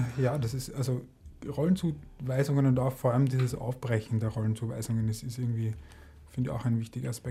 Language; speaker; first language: German; native; German